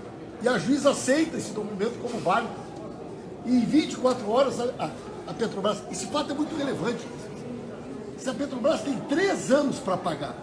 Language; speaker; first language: Portuguese; native; Portuguese